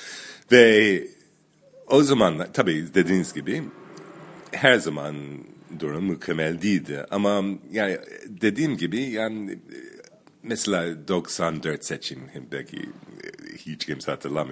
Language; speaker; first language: Turkish; non-native, fluent; English